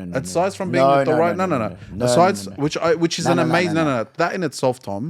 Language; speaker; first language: English; native; English